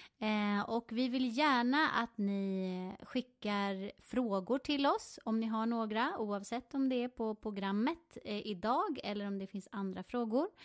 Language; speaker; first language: Swedish; native; Swedish